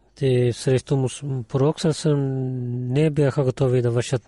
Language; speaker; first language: Bulgarian; non-native, learner; Urdu